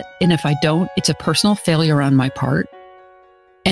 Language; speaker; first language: English; native; English